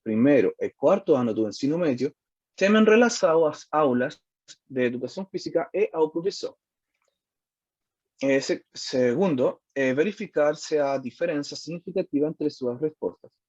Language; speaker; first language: Portuguese; non-native, learner; Spanish